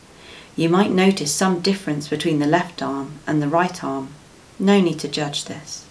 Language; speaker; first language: English; native; English